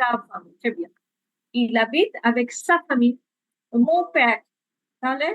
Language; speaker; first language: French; non-native, fluent; Bangla